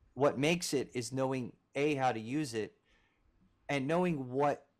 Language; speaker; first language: English; native; English